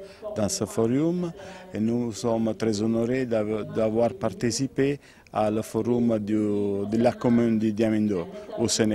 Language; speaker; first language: French; non-native, learner; Italian